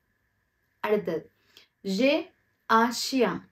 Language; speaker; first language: French; non-native, fluent; Tamil